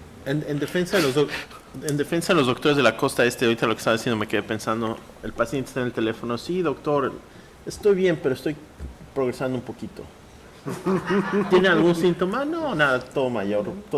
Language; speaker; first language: Spanish; native; Spanish